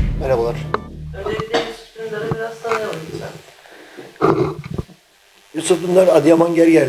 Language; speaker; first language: Turkish; native; Turkish